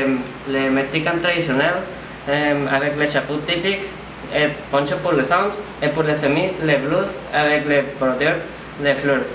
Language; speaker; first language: French; non-native, learner; Spanish